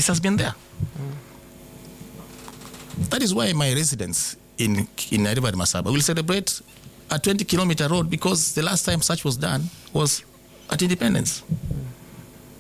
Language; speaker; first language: English; non-native, local second language; Gusii